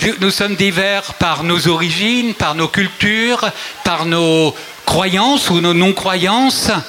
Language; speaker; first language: French; native; French